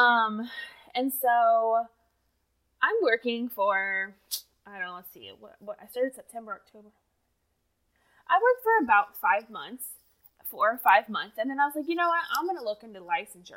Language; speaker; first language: English; native; English